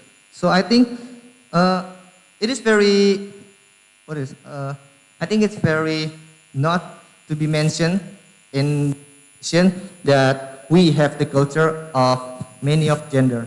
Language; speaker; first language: English; non-native, learner; Indonesian